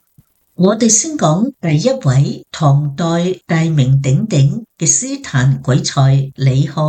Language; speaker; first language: Chinese; native; Chinese